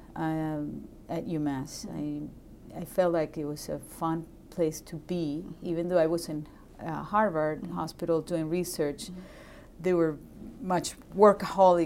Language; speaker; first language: English; non-native, fluent; Spanish